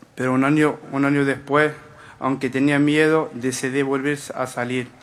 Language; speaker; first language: Spanish; non-native, fluent; Arabic